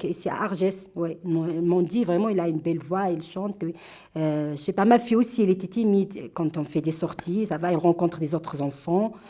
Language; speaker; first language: French; non-native, local second language; Arabic